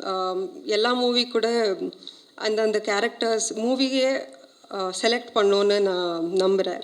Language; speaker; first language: Tamil; non-native, learner; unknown